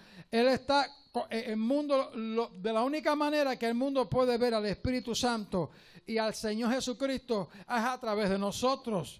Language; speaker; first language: Spanish; native; Spanish